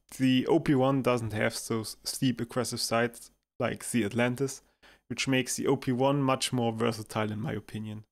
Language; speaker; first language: English; non-native, fluent; German